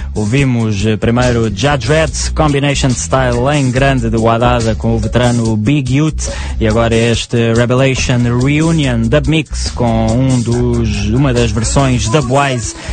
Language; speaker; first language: Portuguese; native; Portuguese